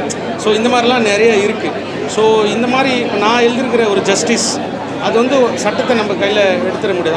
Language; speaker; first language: Tamil; native; Tamil